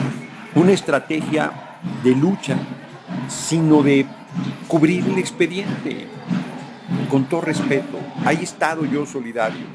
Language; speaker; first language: Spanish; native; Spanish